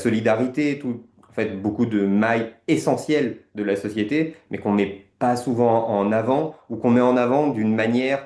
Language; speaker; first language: French; native; French